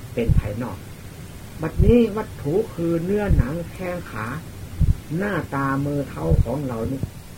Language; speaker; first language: Thai; non-native, local second language; Lao